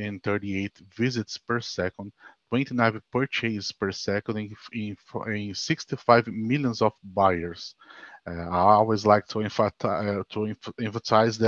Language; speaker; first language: English; non-native, fluent; Portuguese